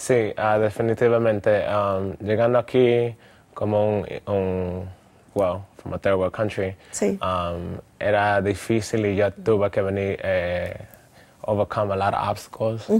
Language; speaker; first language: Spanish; early bilingual, other home language; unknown